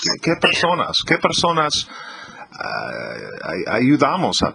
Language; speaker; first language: Spanish; non-native, learner; English